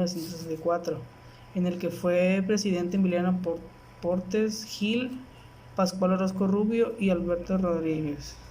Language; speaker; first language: Spanish; native; Spanish